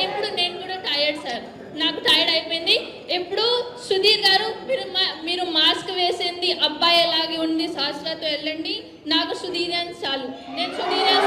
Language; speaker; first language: Telugu; non-native, learner; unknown